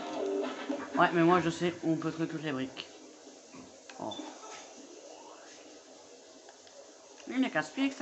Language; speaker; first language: French; native; French